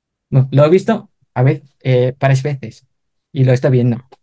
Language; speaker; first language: Spanish; non-native, fluent; Cantonese